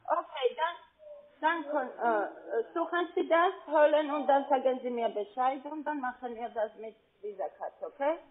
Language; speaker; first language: German; non-native, fluent; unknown